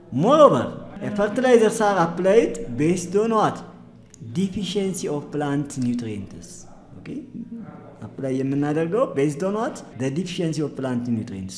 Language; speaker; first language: English; non-native, fluent; Amharic